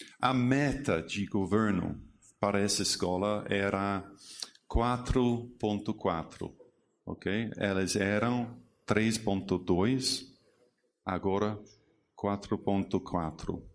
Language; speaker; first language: Portuguese; non-native, learner; English